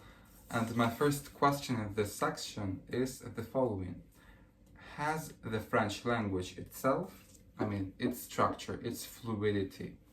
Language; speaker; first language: English; early bilingual, other home language; Russian